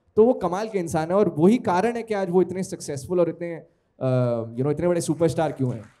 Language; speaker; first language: Hindi; non-native, local second language; Telugu